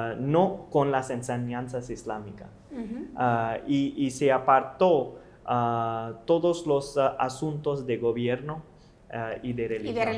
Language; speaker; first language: Spanish; non-native, learner; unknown